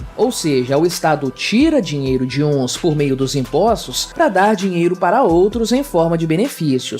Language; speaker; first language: Portuguese; native; Portuguese